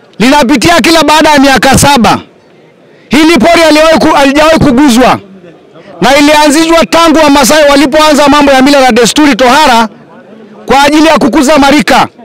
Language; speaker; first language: Swahili; non-native, local second language; Masai